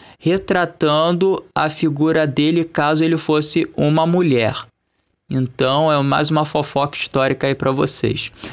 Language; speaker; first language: Portuguese; native; Portuguese